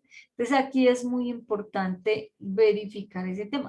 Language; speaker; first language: Spanish; native; Spanish